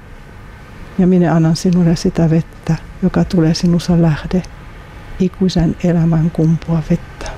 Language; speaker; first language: Finnish; non-native, fluent; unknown